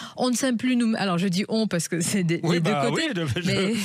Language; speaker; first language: French; non-native, local second language; Arabic